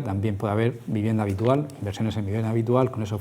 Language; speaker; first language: Spanish; native; Spanish